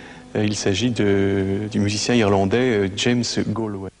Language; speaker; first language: French; native; French